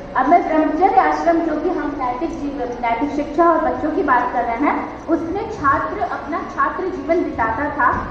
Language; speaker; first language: Hindi; native; Hindi